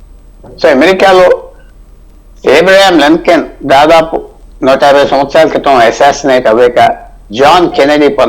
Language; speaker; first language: Telugu; native; Telugu